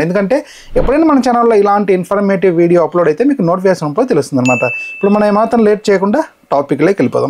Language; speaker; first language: Telugu; native; Telugu